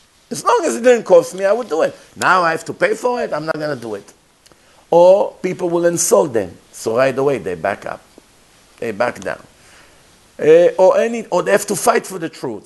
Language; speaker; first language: English; non-native, fluent; Hebrew